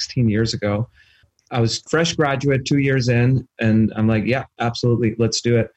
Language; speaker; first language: English; non-native, local second language; Urdu